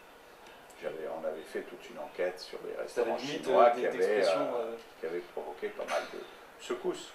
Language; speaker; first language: French; native; French